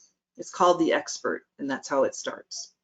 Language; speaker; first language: English; native; English